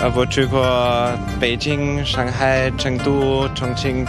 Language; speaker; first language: Chinese; non-native, learner; German